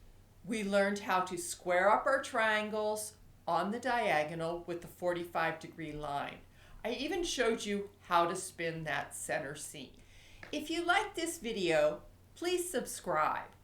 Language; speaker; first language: English; native; English